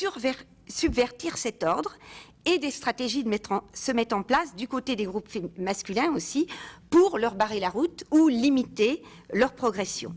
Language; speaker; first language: French; native; French